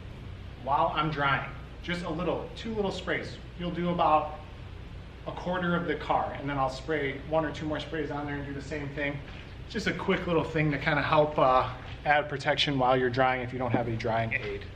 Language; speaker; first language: English; native; English